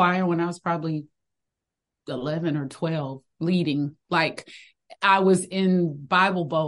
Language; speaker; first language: English; native; English